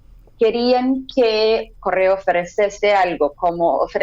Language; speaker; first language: Spanish; non-native, fluent; Portuguese